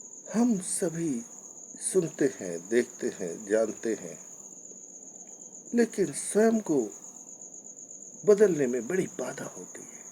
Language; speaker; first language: Hindi; native; Hindi